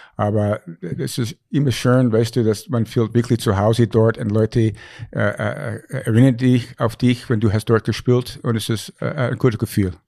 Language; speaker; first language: German; non-native, fluent; English